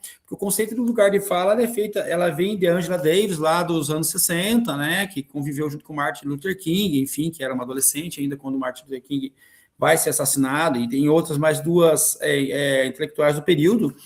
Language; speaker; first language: Portuguese; native; Portuguese